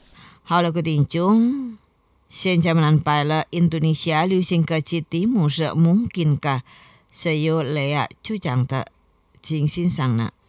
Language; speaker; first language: Chinese; non-native, fluent; Indonesian